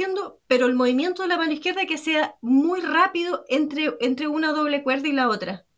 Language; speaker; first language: Spanish; native; Spanish